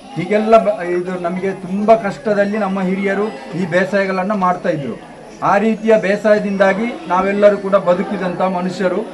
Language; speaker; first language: Kannada; non-native, local second language; Tulu